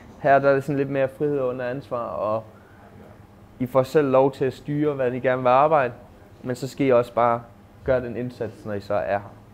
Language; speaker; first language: Danish; native; Danish